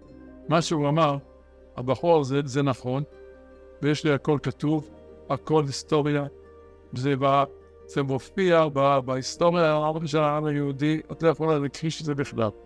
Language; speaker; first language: Hebrew; early bilingual, other home language; Arabic